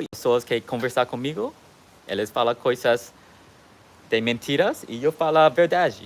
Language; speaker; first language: Portuguese; non-native, learner; English